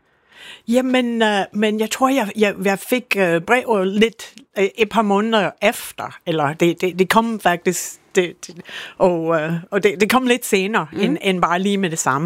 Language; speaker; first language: Danish; non-native, fluent; English